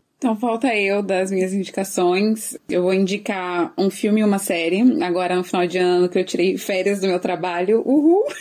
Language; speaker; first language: Portuguese; native; Portuguese